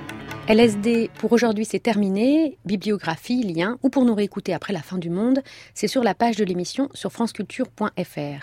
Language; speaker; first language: French; native; French